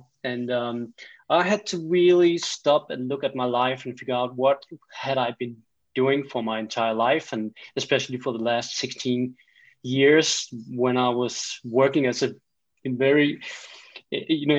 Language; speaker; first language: English; non-native, fluent; Danish